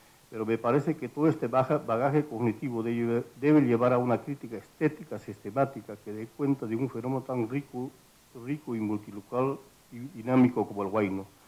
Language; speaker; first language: Spanish; native; Spanish